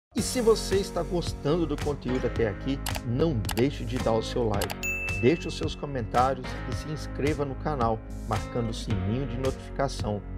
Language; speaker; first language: Portuguese; early bilingual, other home language; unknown